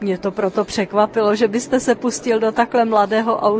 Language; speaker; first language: Czech; native; Czech